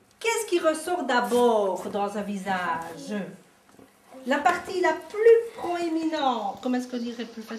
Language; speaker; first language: French; native; French